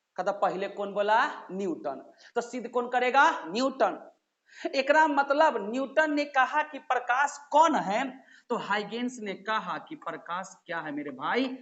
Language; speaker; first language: Hindi; native; Hindi